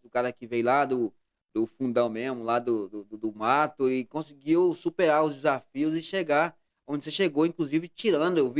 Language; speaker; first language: Portuguese; native; Portuguese